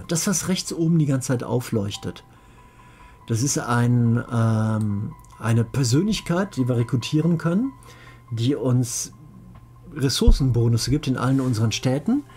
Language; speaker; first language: German; native; German